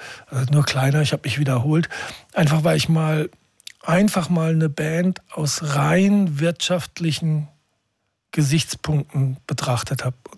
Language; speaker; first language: German; native; German